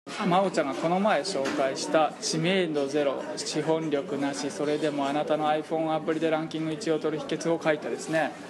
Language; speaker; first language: Japanese; native; Japanese